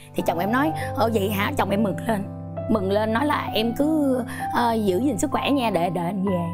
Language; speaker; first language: Vietnamese; non-native, local second language; Khmer